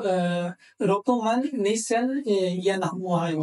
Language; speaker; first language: Japanese; non-native, learner; Bangla